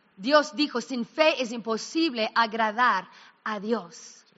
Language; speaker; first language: Spanish; non-native, fluent; English